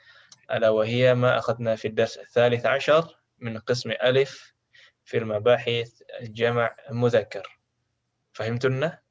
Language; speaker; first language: Arabic; non-native, fluent; Indonesian